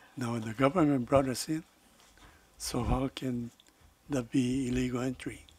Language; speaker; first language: English; non-native, fluent; Spanish